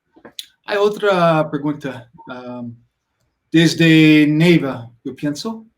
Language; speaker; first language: Spanish; non-native, learner; English